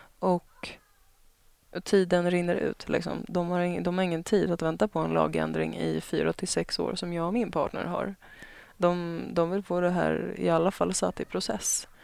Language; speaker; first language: Swedish; native; Swedish